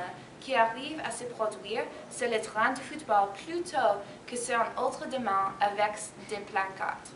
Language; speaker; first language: French; non-native, learner; English